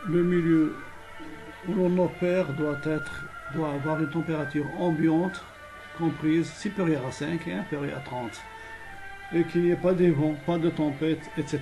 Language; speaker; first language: French; non-native, local second language; Arabic